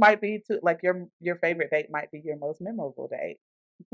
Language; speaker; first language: English; native; English